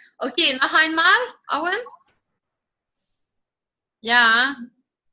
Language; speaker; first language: German; non-native, fluent; French